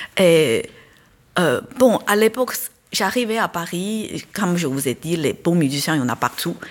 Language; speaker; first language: French; non-native, fluent; Chinese